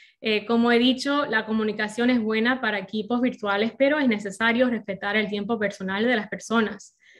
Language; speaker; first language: Spanish; non-native, fluent; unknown